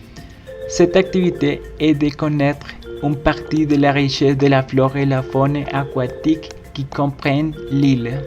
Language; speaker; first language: French; non-native, learner; Spanish